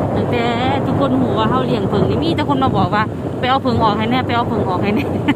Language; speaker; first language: Thai; non-native, local second language; Northeastern Thai